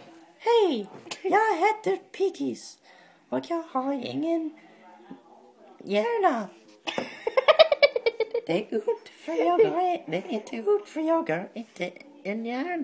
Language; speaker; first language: Swedish; non-native, learner; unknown